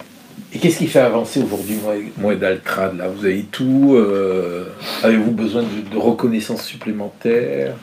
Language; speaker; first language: French; native; French